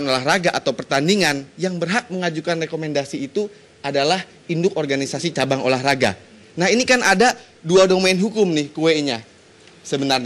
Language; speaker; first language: Indonesian; native; Indonesian